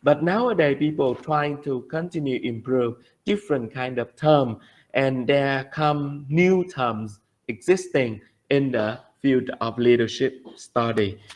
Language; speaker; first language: English; non-native, fluent; Vietnamese